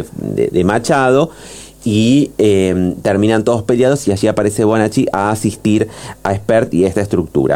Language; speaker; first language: Spanish; native; Spanish